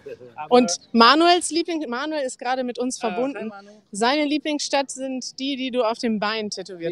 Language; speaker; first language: German; native; German